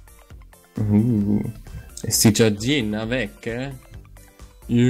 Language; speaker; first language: German; native; German